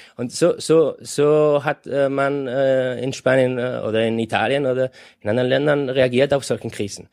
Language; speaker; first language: German; non-native, fluent; Spanish